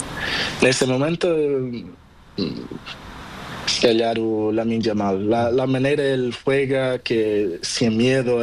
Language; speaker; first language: Spanish; non-native, learner; Portuguese